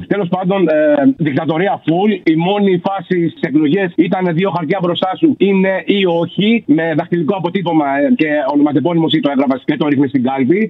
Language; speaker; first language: Greek; non-native, fluent; Arabic